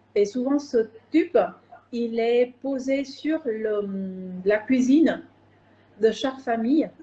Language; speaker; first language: French; non-native, fluent; Vietnamese